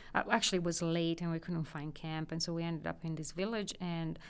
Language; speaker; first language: English; non-native, fluent; Italian